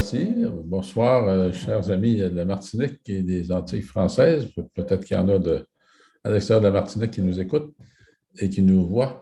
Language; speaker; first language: French; native; French